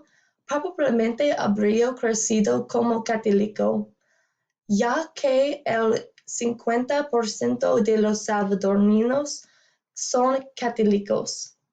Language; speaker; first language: Spanish; non-native, learner; English